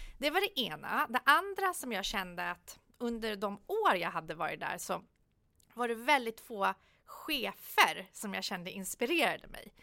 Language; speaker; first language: Swedish; early bilingual, other home language; Persian